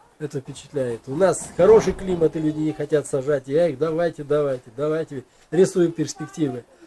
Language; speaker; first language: Russian; native; Russian